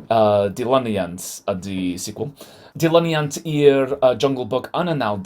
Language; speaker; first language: Welsh; non-native, learner; English